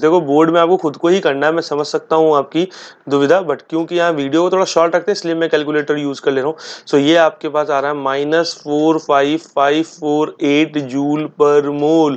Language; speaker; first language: Hindi; native; Hindi